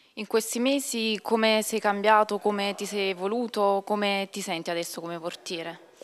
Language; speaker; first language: Italian; native; Italian